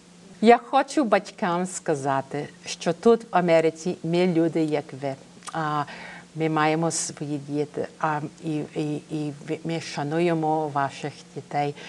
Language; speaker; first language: Ukrainian; early bilingual, heritage; Ukrainian